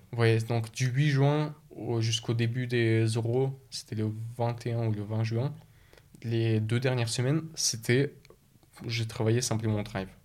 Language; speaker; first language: French; early bilingual, other home language; Russian